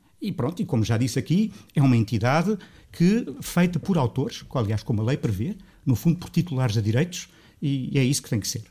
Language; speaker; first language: Portuguese; native; Portuguese